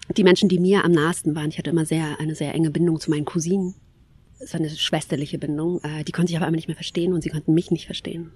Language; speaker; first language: German; early bilingual, other home language; Kabyle